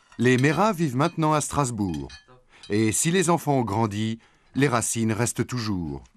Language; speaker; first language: French; native; French